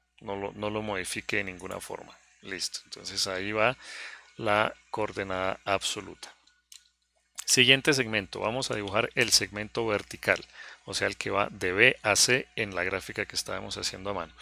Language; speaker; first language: Spanish; native; Spanish